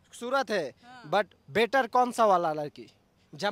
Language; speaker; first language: Hindi; non-native, learner; Bangla